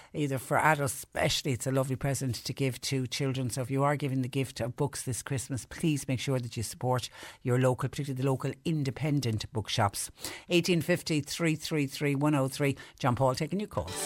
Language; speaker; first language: English; native; English